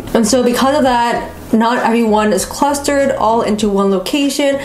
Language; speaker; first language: English; native; English